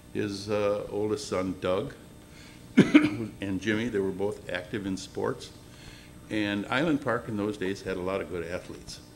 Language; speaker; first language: English; native; English